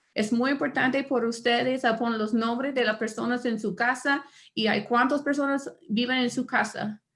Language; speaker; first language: Spanish; non-native, learner; English